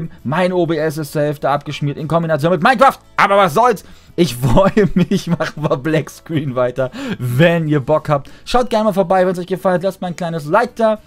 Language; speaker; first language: German; native; German